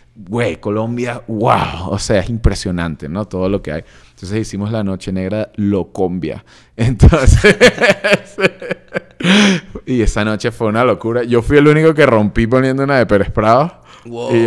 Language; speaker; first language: Spanish; native; Spanish